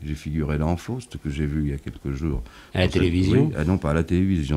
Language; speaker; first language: French; native; French